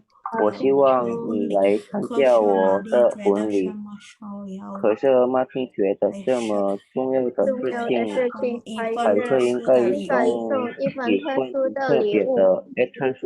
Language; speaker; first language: Chinese; non-native, learner; Indonesian